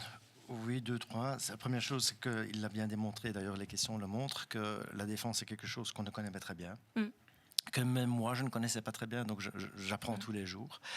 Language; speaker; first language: French; non-native, local second language; German